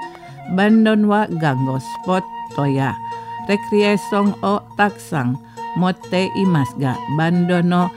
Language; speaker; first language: Japanese; non-native, fluent; Indonesian